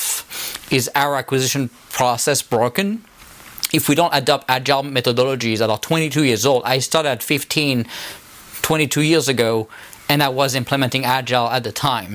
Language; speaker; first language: English; non-native, fluent; French